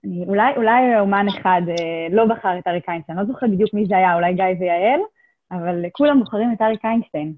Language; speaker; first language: Hebrew; native; Hebrew